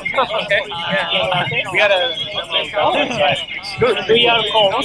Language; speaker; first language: English; non-native, learner; Japanese